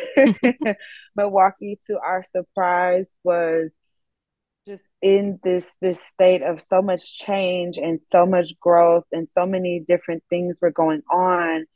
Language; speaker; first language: English; native; English